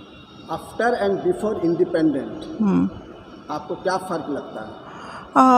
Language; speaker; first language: Hindi; native; Hindi